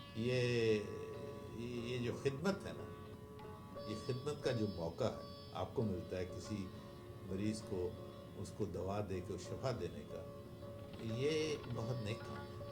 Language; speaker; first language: Urdu; non-native, local second language; Punjabi